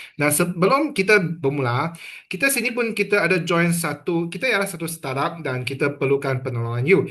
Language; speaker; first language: Malay; non-native, local second language; Chinese